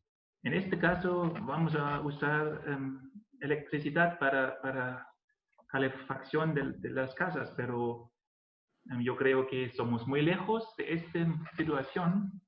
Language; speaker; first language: Spanish; non-native, learner; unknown